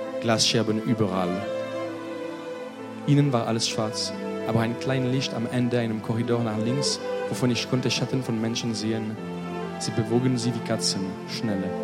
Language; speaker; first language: German; non-native, learner; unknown